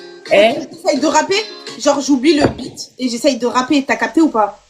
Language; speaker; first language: French; native; French